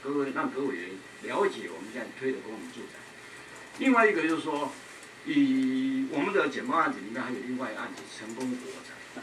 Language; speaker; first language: Chinese; native; Chinese